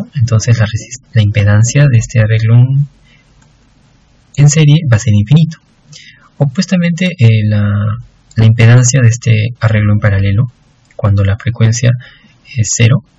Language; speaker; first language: Spanish; native; Spanish